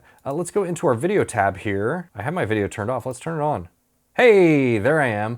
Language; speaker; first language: English; native; English